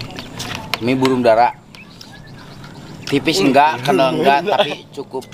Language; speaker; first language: Indonesian; non-native, local second language; Sundanese